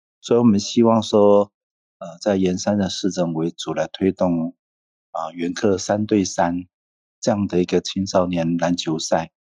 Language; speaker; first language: Chinese; non-native, local second language; Hakka Chinese